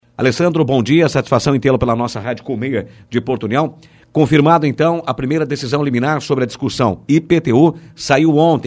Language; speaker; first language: Portuguese; native; Portuguese